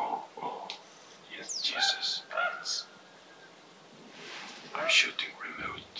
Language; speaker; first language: English; non-native, fluent; Swedish